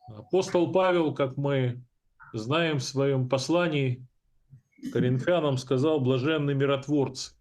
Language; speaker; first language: Russian; native; Russian